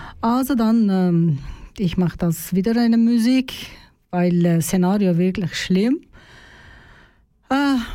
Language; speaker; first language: German; non-native, learner; Turkish